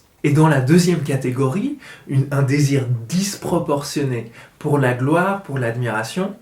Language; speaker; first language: French; native; French